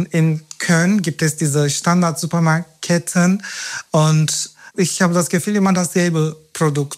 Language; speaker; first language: German; non-native, fluent; Turkish